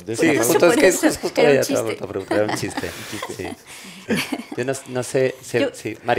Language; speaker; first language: Spanish; native; Spanish